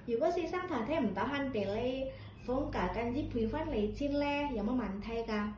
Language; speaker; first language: Cantonese; native; Cantonese